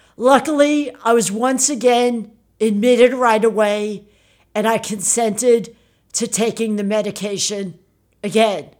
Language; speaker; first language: English; early bilingual, other home language; Italian